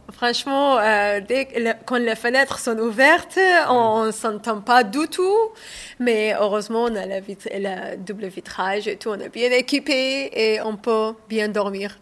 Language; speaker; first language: French; non-native, learner; Somali